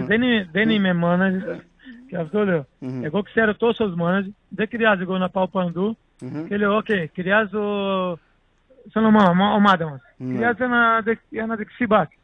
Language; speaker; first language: Greek; non-native, learner; Portuguese